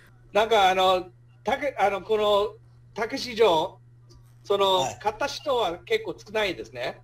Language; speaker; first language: Japanese; non-native, fluent; English